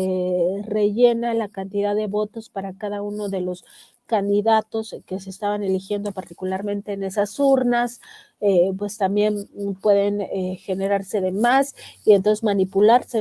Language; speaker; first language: Spanish; native; Spanish